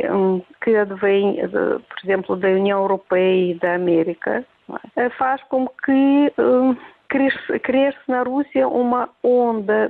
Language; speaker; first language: Portuguese; non-native, fluent; Russian